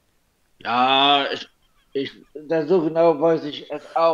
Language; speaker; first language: German; non-native, local second language; Luxembourgish